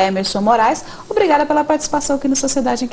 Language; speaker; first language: Portuguese; native; Portuguese